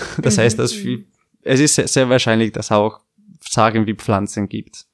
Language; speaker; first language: German; non-native, fluent; Italian